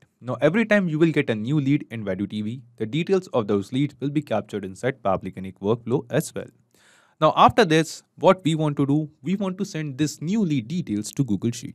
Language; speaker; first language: English; non-native, local second language; Hindi